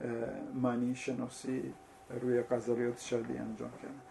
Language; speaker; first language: Persian; non-native, fluent; Italian